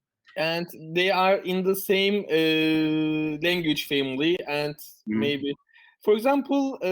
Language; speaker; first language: English; non-native, fluent; Turkish